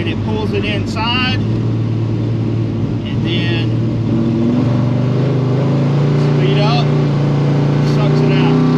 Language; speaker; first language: English; native; English